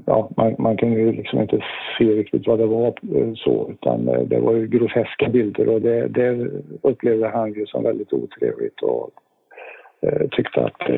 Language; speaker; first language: Swedish; native; Swedish